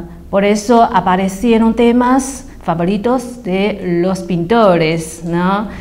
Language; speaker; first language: Spanish; non-native, fluent; Chinese